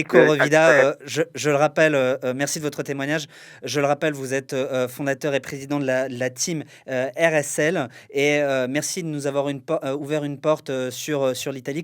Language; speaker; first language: French; native; French